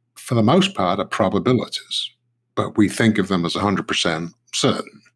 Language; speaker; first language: English; native; English